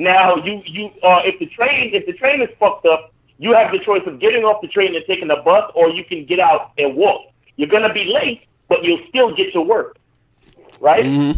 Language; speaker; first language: English; native; English